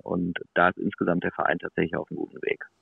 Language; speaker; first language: German; native; German